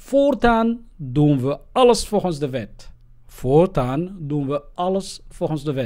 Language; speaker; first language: Dutch; non-native, fluent; Somali